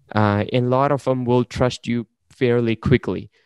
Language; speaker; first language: English; non-native, local second language; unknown